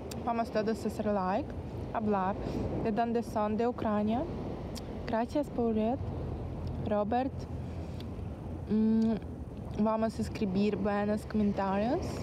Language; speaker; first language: Spanish; non-native, learner; Ukrainian